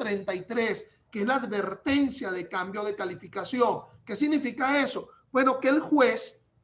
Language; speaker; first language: Spanish; native; Spanish